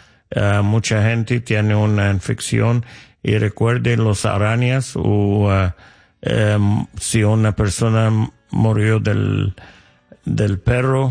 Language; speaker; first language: Spanish; non-native, learner; English